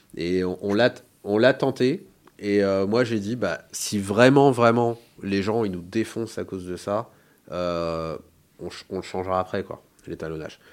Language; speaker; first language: French; native; French